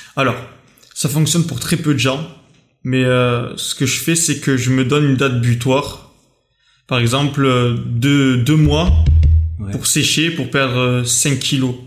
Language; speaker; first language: French; native; French